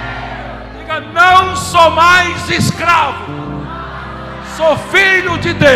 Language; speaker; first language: Portuguese; native; Portuguese